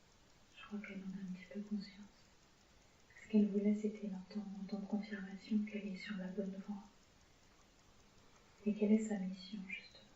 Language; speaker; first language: French; native; French